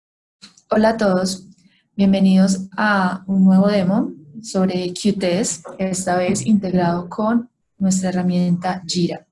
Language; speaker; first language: Spanish; native; Spanish